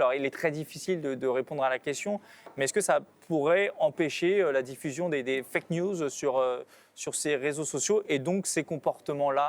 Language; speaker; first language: French; native; French